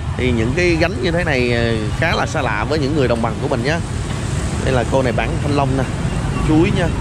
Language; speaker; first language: Vietnamese; native; Vietnamese